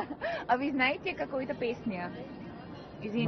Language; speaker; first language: Russian; non-native, learner; Hindi